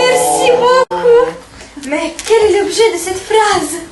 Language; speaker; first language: French; non-native, learner; Russian